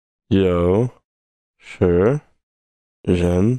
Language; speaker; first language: Chinese; non-native, learner; English